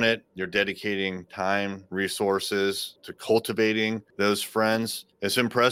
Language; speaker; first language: English; native; English